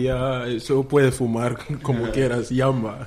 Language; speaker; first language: Spanish; non-native, fluent; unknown